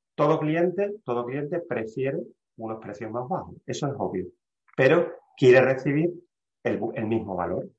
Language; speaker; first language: Spanish; native; Spanish